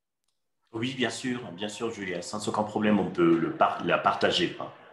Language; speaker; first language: French; non-native, fluent; Spanish